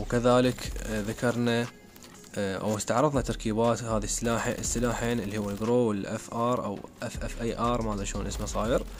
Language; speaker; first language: Arabic; native; Arabic